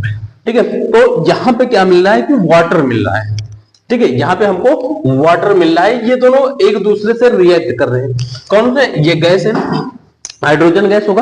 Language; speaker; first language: Hindi; native; Hindi